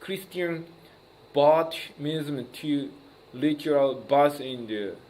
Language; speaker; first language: English; non-native, learner; Japanese